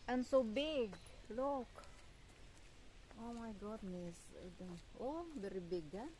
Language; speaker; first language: English; non-native, learner; Cebuano